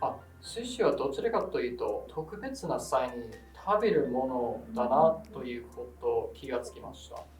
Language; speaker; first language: Japanese; non-native, fluent; English